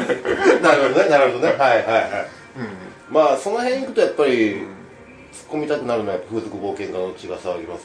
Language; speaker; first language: Japanese; native; Japanese